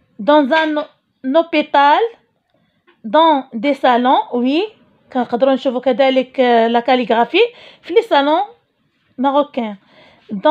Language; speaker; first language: French; non-native, local second language; Arabic